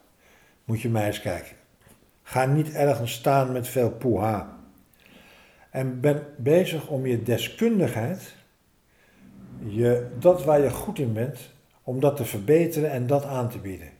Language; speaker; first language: Dutch; native; Dutch